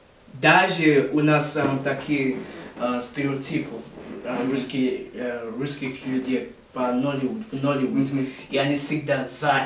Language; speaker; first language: Russian; non-native, learner; English